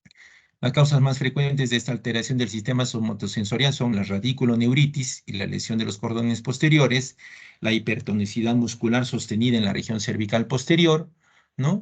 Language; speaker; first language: Spanish; native; Spanish